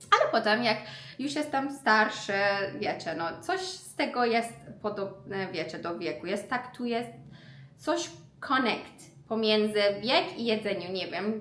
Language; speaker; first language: Polish; non-native, learner; Persian